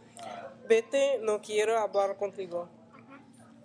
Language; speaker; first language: Spanish; non-native, learner; English